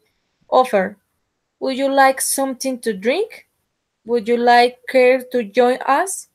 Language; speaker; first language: English; non-native, learner; Spanish